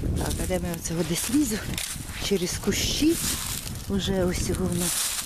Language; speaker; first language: Ukrainian; native; Ukrainian